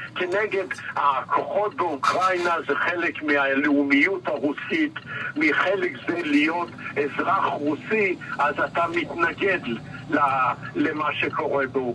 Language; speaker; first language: Hebrew; non-native, fluent; Russian